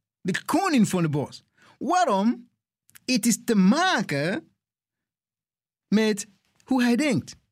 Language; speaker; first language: Dutch; non-native, fluent; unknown